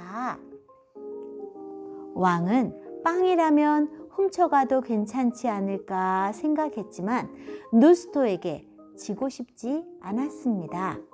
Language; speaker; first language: Korean; native; Korean